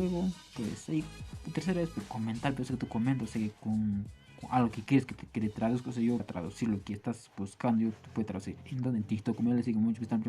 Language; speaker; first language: Spanish; non-native, local second language; Quechua